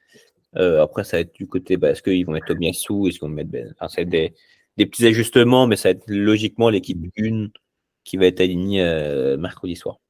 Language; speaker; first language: French; native; French